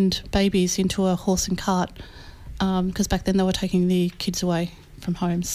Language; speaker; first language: English; native; English